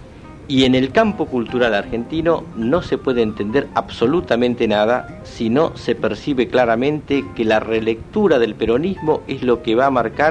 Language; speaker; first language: Spanish; native; Spanish